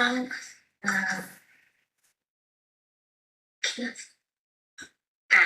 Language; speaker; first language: French; non-native, learner; Vietnamese